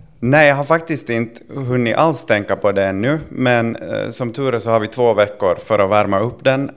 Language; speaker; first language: Swedish; native; Swedish